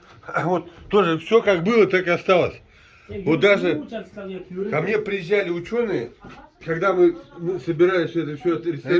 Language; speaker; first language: Russian; native; Russian